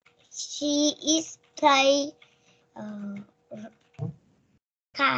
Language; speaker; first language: English; non-native, learner; Vietnamese